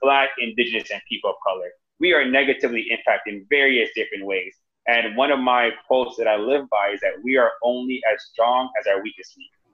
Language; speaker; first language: English; native; English